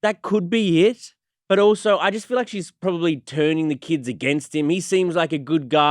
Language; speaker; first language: English; native; English